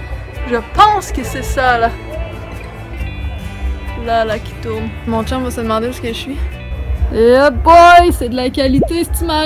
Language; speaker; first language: French; native; French